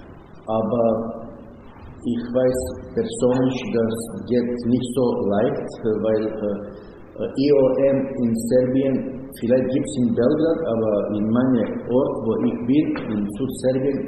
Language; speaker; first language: German; non-native, learner; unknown